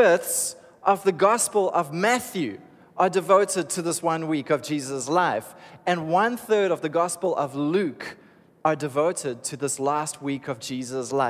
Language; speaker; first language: English; native; English